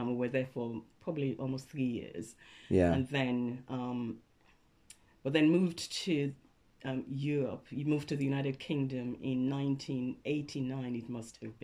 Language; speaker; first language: English; non-native, local second language; Krio